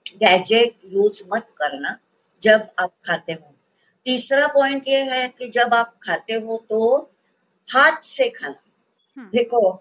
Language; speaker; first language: Hindi; non-native, local second language; Marathi